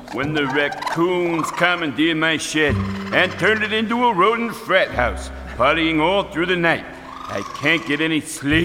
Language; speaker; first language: English; native; English